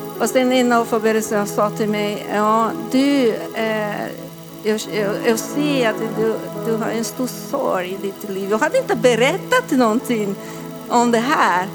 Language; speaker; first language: Swedish; non-native, fluent; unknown